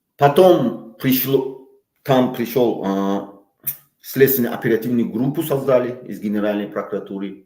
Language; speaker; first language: Russian; non-native, local second language; Tajik